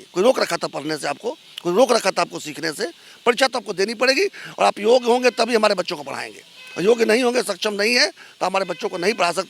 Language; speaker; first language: Hindi; native; Hindi